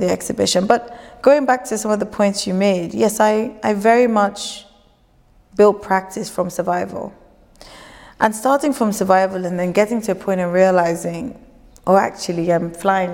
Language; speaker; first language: English; non-native, local second language; Yoruba